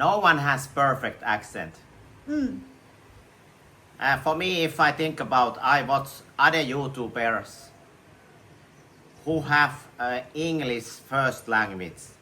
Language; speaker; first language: English; non-native, learner; Finnish